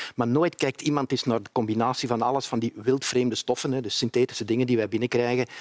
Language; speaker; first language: Dutch; native; Dutch